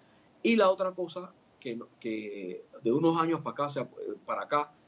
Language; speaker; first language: Spanish; native; Spanish